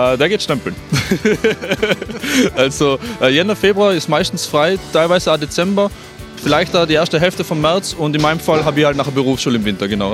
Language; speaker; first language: German; native; German